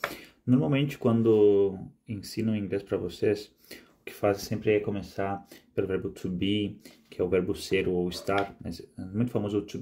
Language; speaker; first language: Portuguese; non-native, fluent; Spanish